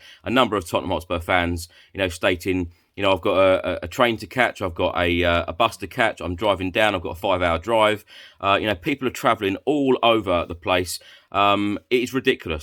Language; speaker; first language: English; native; English